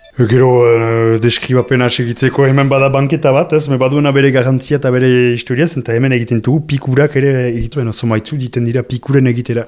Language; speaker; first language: Basque; native; Basque